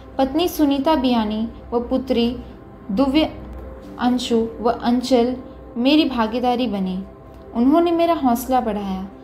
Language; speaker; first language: Hindi; native; Hindi